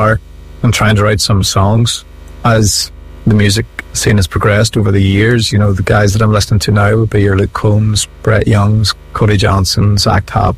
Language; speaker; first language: English; native; English